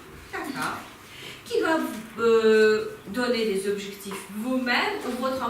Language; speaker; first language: French; non-native, fluent; Ukrainian